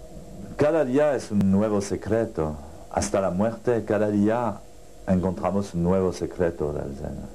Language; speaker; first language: Spanish; non-native, learner; French